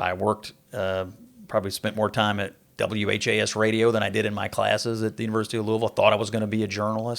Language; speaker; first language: English; native; English